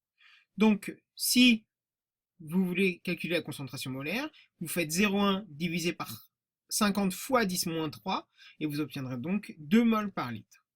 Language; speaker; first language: French; native; French